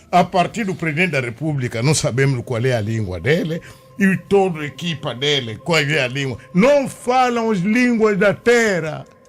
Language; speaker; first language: Portuguese; non-native, local second language; Kongo